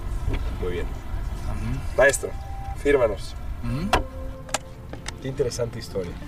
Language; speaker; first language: Spanish; native; Spanish